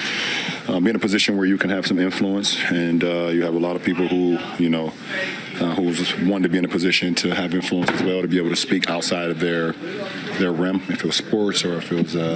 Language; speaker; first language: English; native; English